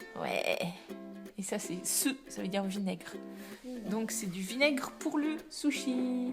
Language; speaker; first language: French; native; French